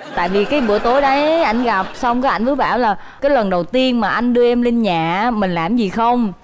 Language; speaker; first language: Vietnamese; native; Vietnamese